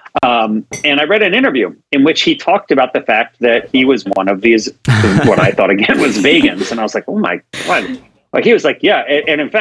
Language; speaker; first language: English; native; English